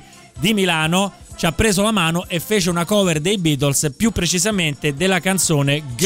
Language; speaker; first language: Italian; native; Italian